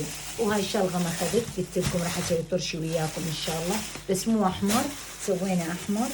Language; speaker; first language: Arabic; native; Arabic